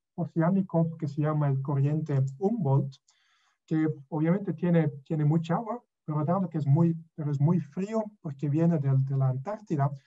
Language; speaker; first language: Spanish; non-native, fluent; Dutch